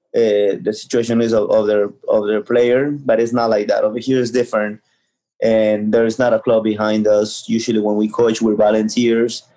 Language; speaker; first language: English; early bilingual, other home language; Spanish